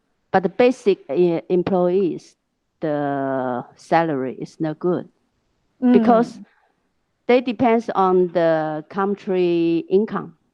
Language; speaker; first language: English; non-native, learner; Chinese